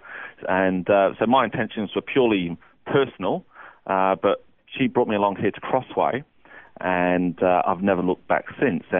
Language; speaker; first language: English; native; English